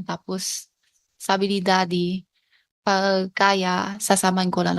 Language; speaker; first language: Filipino; non-native, learner; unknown